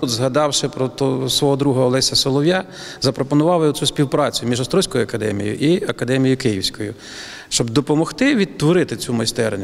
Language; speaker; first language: Ukrainian; native; Ukrainian